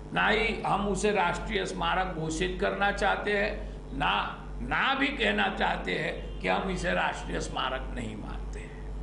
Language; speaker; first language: Hindi; non-native, local second language; Gujarati